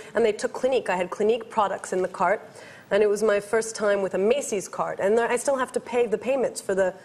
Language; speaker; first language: English; native; English